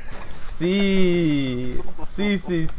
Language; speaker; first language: Spanish; non-native, learner; English